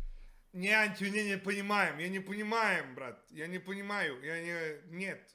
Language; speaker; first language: Russian; non-native, learner; Serbian